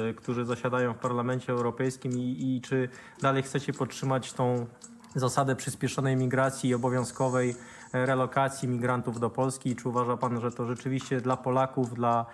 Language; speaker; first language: Polish; native; Polish